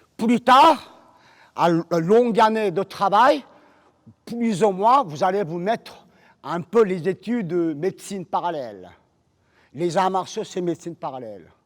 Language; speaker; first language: French; non-native, fluent; Korean